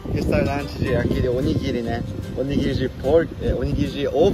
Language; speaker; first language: Portuguese; non-native, local second language; Japanese